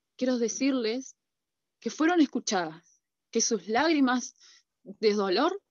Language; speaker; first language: Spanish; non-native, local second language; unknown